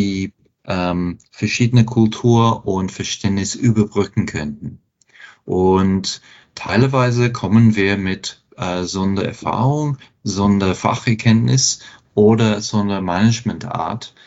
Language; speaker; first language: German; non-native, fluent; English